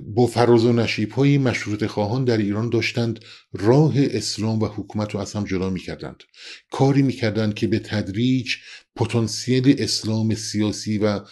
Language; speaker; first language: Persian; non-native, local second language; Central Kurdish